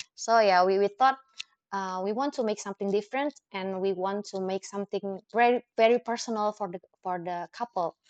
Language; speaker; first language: English; non-native, fluent; Indonesian